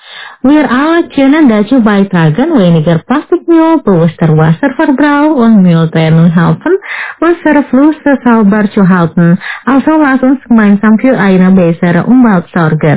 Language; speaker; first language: German; non-native, fluent; Indonesian